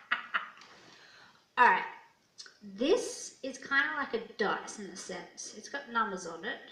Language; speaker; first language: English; native; English